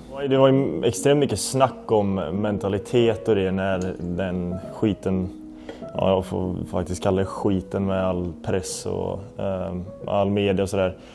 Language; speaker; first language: Swedish; native; Swedish